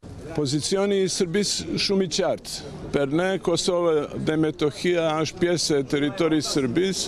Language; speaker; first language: Albanian; non-native, learner; Serbian